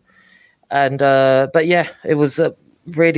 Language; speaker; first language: English; native; English